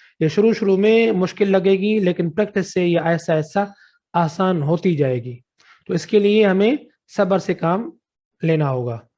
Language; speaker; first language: Urdu; non-native, local second language; Sindhi